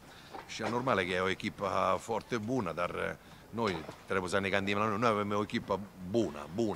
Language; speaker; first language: Romanian; non-native, fluent; Italian